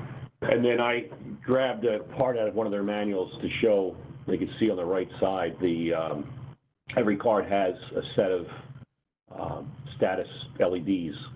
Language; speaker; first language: English; native; English